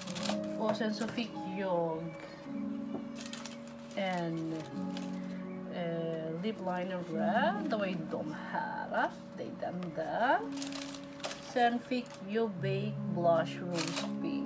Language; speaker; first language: Swedish; non-native, fluent; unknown